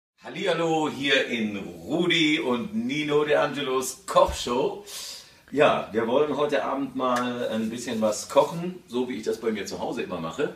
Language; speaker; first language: German; early bilingual, other home language; Italian